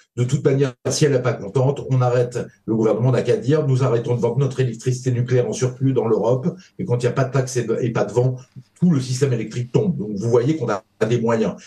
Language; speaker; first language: French; native; French